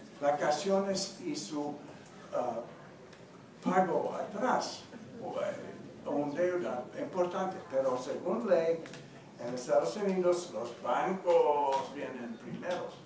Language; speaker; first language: Spanish; non-native, learner; English